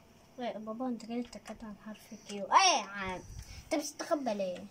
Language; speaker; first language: Arabic; native; Arabic